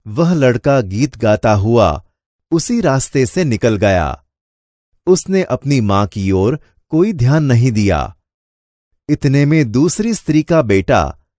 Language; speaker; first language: Hindi; non-native, local second language; Gujarati